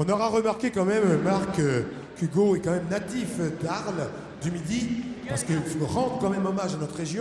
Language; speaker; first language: French; native; French